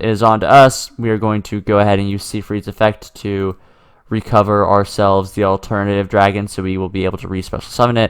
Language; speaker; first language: English; native; English